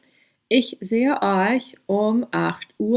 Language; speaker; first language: German; non-native, fluent; English